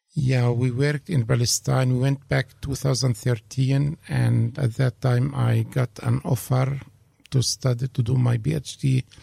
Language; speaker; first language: English; non-native, fluent; Arabic